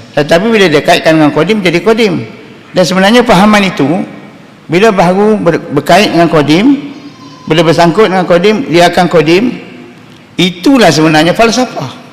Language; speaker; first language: Malay; native; Malay